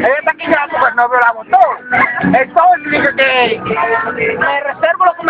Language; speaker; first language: Spanish; native; Spanish